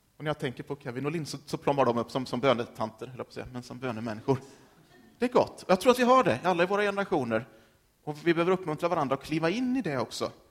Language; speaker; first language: Swedish; native; Swedish